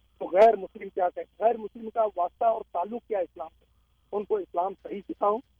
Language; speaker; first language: Urdu; native; Urdu